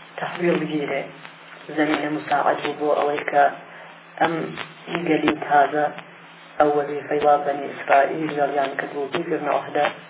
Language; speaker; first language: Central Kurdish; non-native, local second language; Gurani